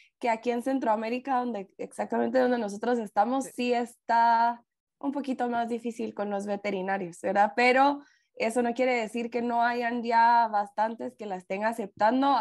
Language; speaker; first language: Spanish; native; Spanish